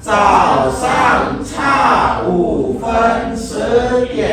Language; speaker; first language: Chinese; non-native, learner; Indonesian